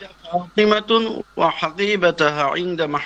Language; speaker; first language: Arabic; non-native, learner; Bangla